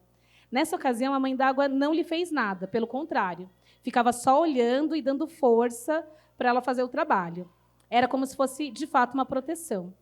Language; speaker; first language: Portuguese; native; Portuguese